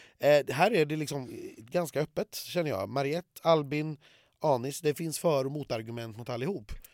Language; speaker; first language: Swedish; native; Swedish